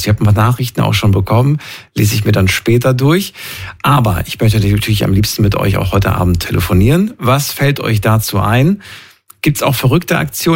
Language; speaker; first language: German; native; German